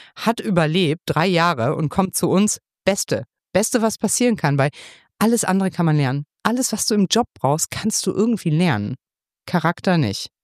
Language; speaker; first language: German; native; German